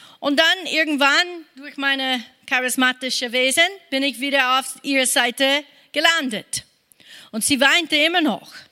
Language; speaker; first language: German; non-native, fluent; English